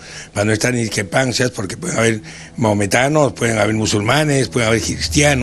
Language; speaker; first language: Spanish; native; Spanish